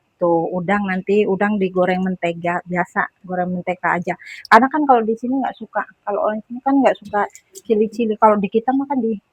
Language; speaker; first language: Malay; non-native, local second language; Indonesian